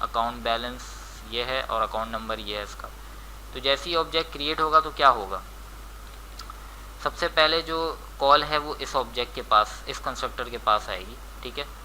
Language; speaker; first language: Hindi; native; Hindi